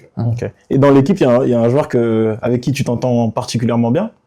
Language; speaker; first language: French; native; French